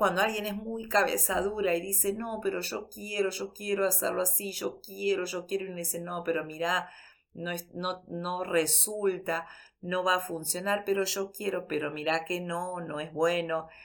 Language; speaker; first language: Spanish; early bilingual, heritage; Spanish